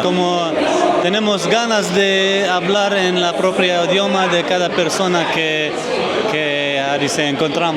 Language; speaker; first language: Spanish; non-native, learner; Arabic